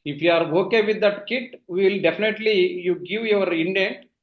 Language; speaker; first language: English; non-native, local second language; Telugu